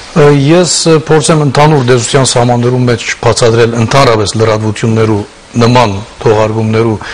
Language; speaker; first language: Armenian; early bilingual, heritage; Armenian